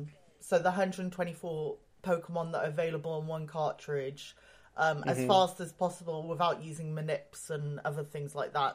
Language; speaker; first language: English; native; English